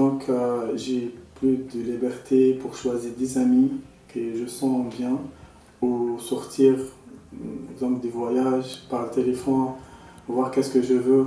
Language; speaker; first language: French; non-native, local second language; Arabic